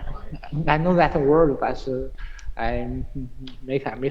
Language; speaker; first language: English; non-native, learner; Chinese